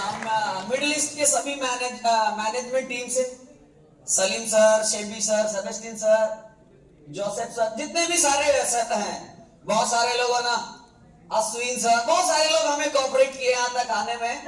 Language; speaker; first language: Hindi; native; Hindi